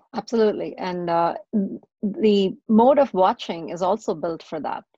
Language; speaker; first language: English; non-native, local second language; Tamil